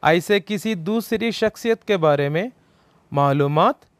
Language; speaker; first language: Hindi; non-native, local second language; Malayalam